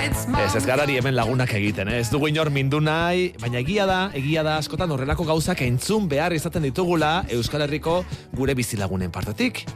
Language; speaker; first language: Basque; native; Basque